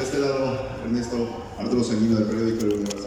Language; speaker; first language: Spanish; native; Spanish